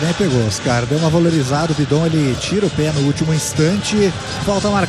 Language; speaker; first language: Portuguese; native; Portuguese